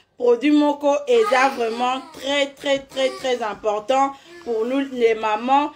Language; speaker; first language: French; non-native, local second language; Lingala